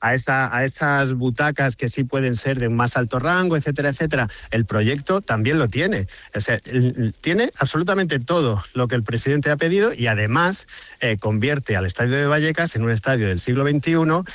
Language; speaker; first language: Spanish; native; Spanish